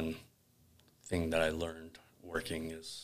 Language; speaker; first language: English; native; English